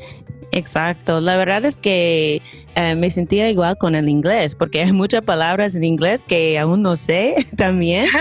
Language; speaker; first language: Spanish; non-native, fluent; English